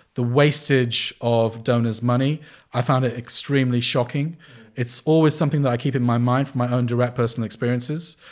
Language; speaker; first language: English; native; English